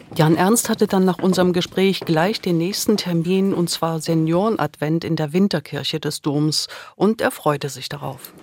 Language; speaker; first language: German; native; German